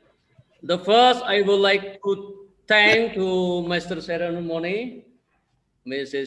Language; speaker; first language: English; non-native, local second language; Indonesian